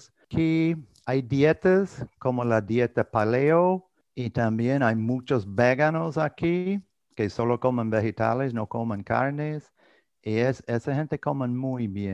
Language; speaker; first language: Spanish; non-native, fluent; English